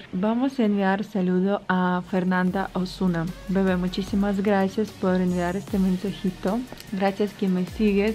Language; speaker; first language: Spanish; non-native, fluent; Ukrainian